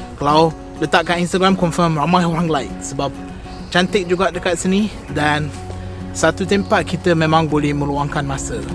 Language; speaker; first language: Malay; non-native, fluent; English